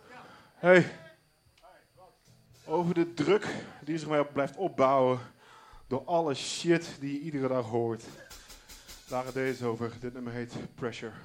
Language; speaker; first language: Dutch; native; Dutch